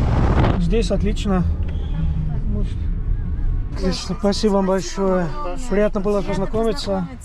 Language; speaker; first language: Russian; non-native, fluent; English